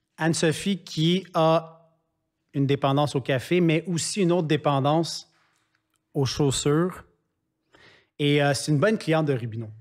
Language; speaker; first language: French; native; French